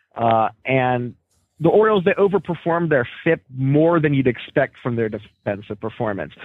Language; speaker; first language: English; native; English